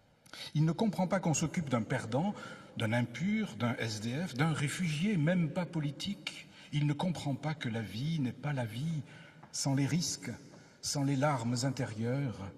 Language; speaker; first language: French; native; French